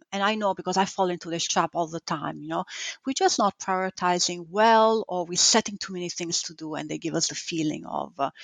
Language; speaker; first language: English; non-native, fluent; Italian